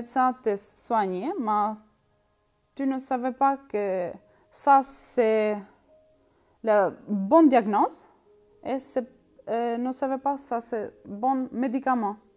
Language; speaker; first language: French; non-native, learner; Albanian